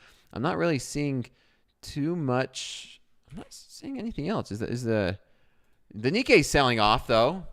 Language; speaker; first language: English; native; English